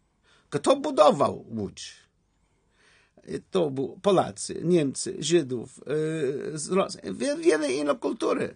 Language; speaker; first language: Polish; non-native, learner; English